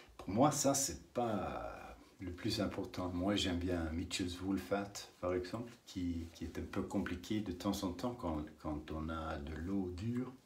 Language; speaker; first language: French; non-native, learner; English